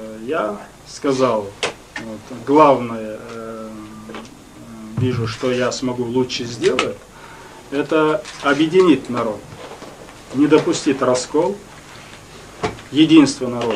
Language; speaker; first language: Russian; non-native, local second language; Chechen